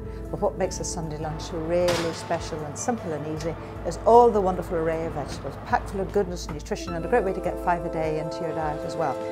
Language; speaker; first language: English; native; English